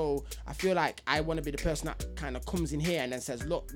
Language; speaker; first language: English; native; English